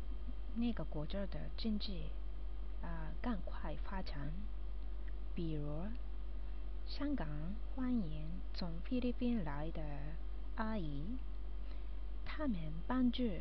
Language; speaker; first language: Chinese; non-native, learner; Japanese